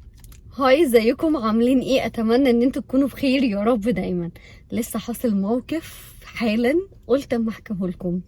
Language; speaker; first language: Arabic; native; Arabic